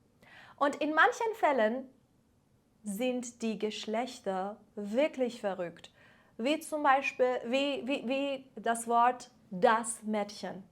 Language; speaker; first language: German; non-native, fluent; Persian